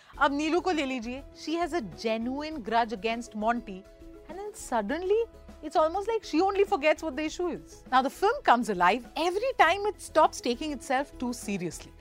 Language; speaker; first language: Hindi; native; Hindi